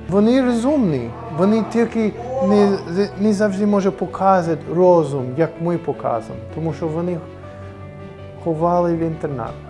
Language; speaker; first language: Ukrainian; non-native, learner; English